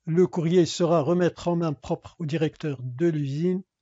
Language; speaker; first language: French; non-native, local second language; Arabic